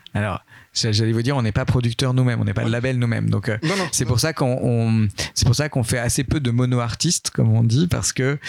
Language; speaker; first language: French; native; French